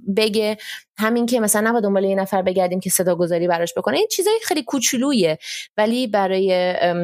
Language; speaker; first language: Persian; early bilingual, heritage; Persian